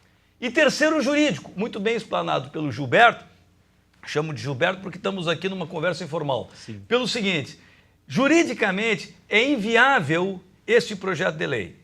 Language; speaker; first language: Portuguese; native; Portuguese